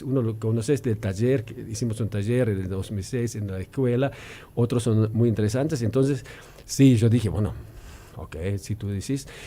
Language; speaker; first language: Spanish; non-native, fluent; German